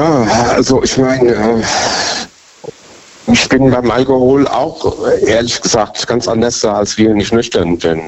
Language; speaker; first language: German; native; German